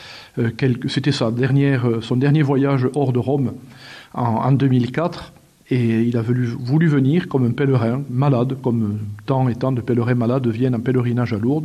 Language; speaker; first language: French; native; French